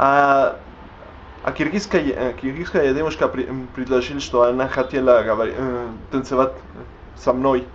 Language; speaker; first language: Russian; non-native, learner; Spanish